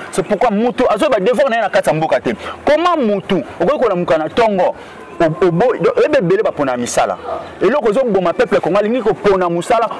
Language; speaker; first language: Lingala; native; Lingala